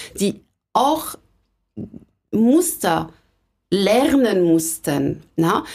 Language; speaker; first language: German; non-native, fluent; French